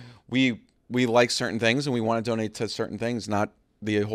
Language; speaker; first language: English; native; English